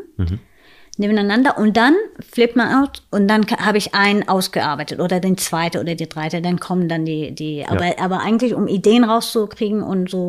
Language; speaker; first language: German; non-native, fluent; Arabic